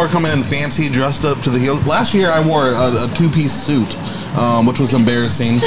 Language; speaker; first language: English; native; English